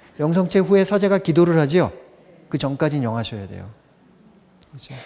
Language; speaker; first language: Korean; native; Korean